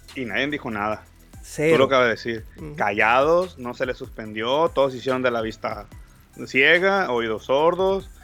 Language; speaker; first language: Spanish; native; Spanish